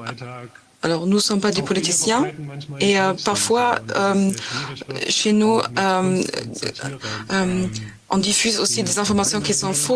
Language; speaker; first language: French; non-native, fluent; German